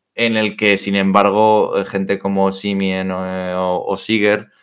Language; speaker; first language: Spanish; native; Spanish